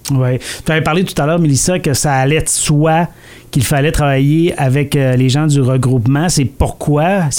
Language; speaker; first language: French; native; French